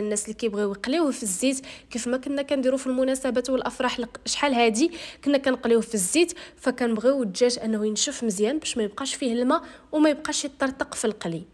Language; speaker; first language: Arabic; native; Arabic